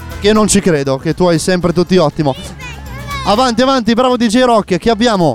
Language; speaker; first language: Italian; native; Italian